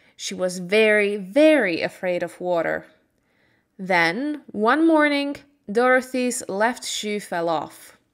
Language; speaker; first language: English; non-native, fluent; Slovak